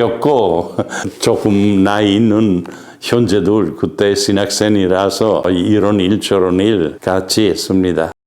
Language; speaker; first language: Korean; non-native, fluent; Italian